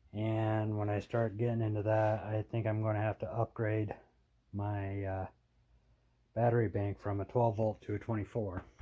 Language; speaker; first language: English; native; English